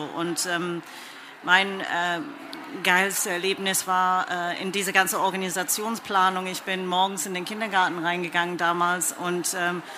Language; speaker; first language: German; non-native, fluent; English